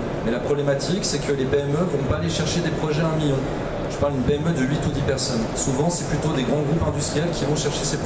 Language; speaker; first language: French; native; French